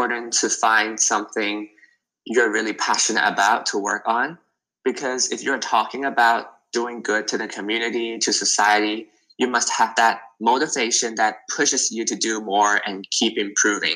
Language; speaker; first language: English; non-native, local second language; Cantonese